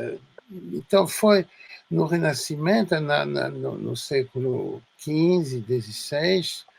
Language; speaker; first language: Portuguese; non-native, fluent; French